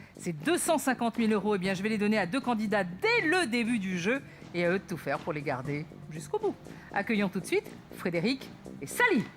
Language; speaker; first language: French; native; French